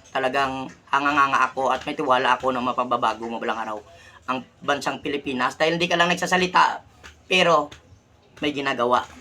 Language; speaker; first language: Filipino; non-native, local second language; Hiligaynon